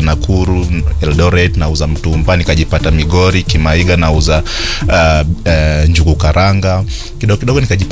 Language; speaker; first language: Swahili; non-native, local second language; Luo (Kenya and Tanzania)